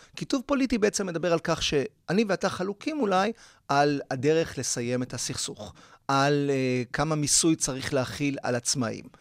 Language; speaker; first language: Hebrew; early bilingual, other home language; Spanish